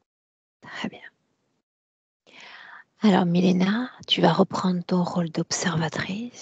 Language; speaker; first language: French; native; French